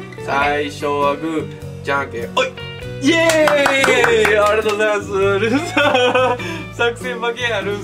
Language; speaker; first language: Japanese; native; Japanese